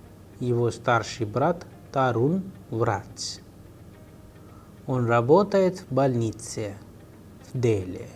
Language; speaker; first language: Russian; non-native, fluent; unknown